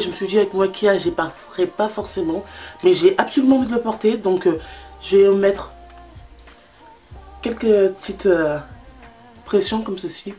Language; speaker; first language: French; native; French